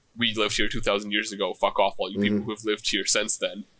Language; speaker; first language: English; non-native, fluent; Hebrew